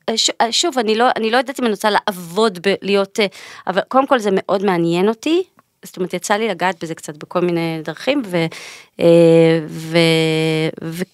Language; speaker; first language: Hebrew; native; Hebrew